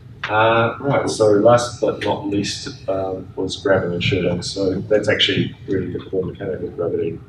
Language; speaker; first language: English; native; English